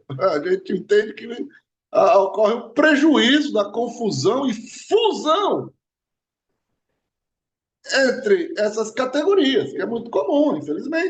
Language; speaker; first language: Portuguese; native; Portuguese